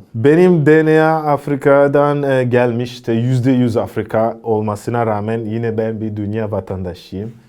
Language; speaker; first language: Turkish; non-native, fluent; Gusii